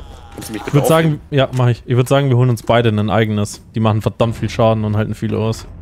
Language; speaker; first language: German; native; German